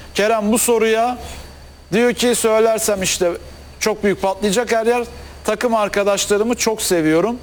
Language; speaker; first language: Turkish; native; Turkish